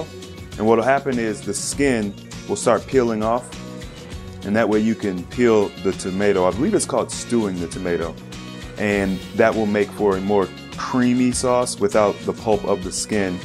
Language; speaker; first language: English; native; English